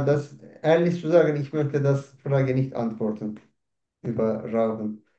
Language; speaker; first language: German; non-native, learner; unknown